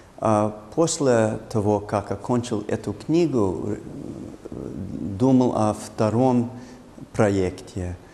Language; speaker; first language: Russian; non-native, fluent; English